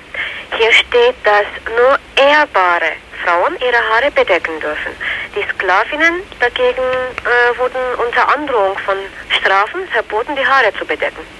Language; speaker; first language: German; non-native, fluent; Turkish